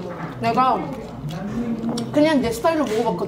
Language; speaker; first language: Korean; non-native, fluent; Arabic